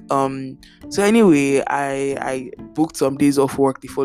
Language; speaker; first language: English; non-native, local second language; Yoruba